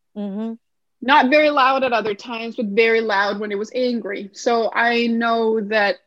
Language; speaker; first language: English; non-native, fluent; Danish